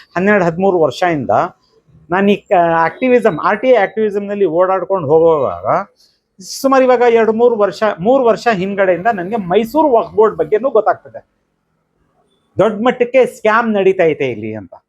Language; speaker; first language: Kannada; non-native, local second language; Urdu